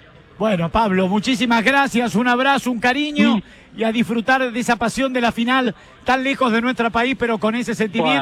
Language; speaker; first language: Spanish; native; Spanish